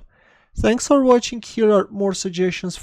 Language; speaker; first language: English; non-native, fluent; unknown